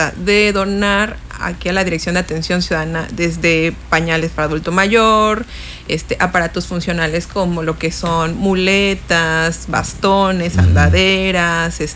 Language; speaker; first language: Spanish; native; Spanish